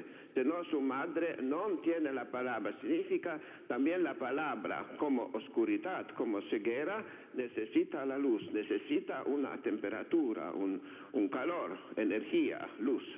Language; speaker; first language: Spanish; non-native, fluent; Slovenian